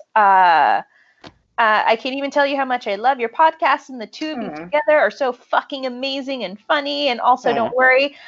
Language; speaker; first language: English; native; English